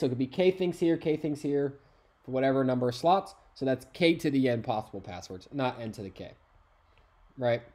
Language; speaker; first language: English; native; English